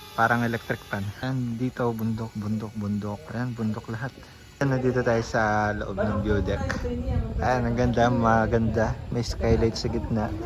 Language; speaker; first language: Filipino; non-native, local second language; Pampanga